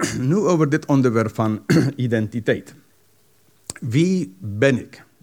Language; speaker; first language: Dutch; non-native, fluent; English